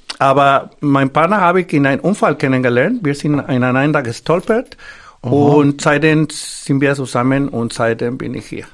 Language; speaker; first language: German; non-native, fluent; Spanish